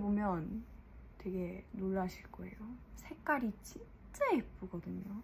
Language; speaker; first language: Korean; early bilingual, heritage; English